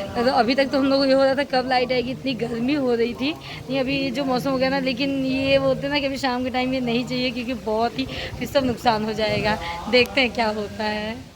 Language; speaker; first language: Hindi; native; Hindi